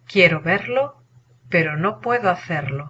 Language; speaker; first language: Spanish; non-native, learner; English